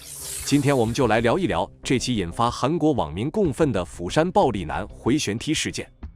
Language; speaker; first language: Chinese; native; Chinese